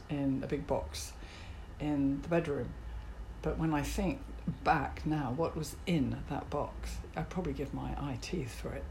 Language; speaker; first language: English; native; English